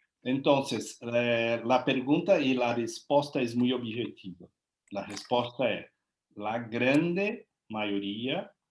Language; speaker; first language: Spanish; non-native, learner; Portuguese